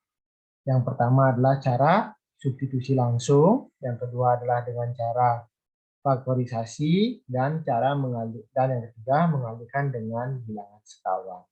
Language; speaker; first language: Indonesian; native; Indonesian